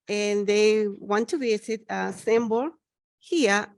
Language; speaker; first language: English; non-native, learner; Spanish